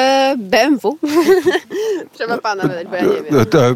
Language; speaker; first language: Polish; early bilingual, heritage; Polish